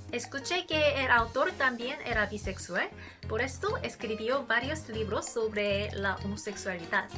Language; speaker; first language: Spanish; non-native, learner; Korean